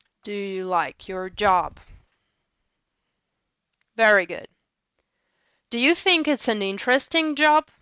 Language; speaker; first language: English; non-native, fluent; Russian